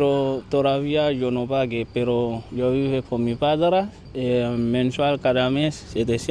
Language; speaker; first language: Spanish; non-native, learner; Haitian Creole